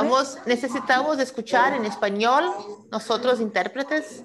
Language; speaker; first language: Spanish; non-native, fluent; Portuguese